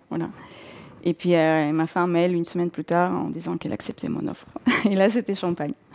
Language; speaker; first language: French; non-native, fluent; Russian